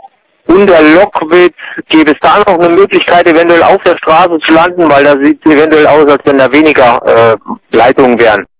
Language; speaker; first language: German; native; German